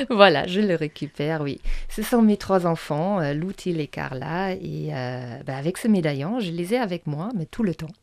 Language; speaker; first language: French; non-native, fluent; German